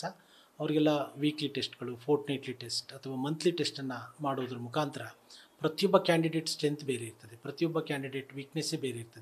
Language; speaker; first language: Kannada; native; Kannada